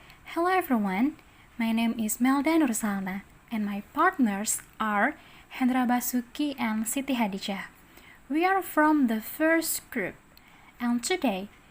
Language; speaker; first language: English; non-native, learner; Indonesian